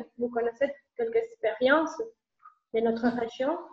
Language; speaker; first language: French; non-native, learner; Spanish